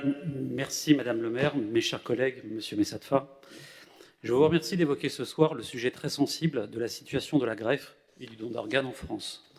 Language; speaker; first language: French; native; French